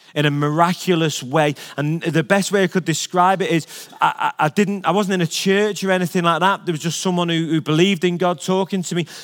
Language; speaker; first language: English; native; English